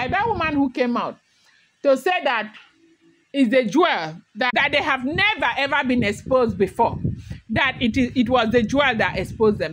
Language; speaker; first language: English; non-native, local second language; Yoruba